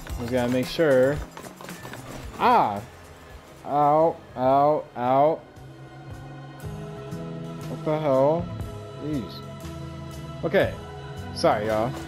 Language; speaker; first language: English; native; English